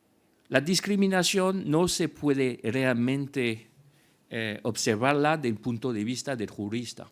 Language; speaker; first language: Spanish; non-native, fluent; French